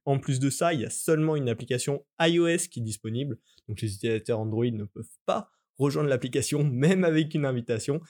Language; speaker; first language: French; native; French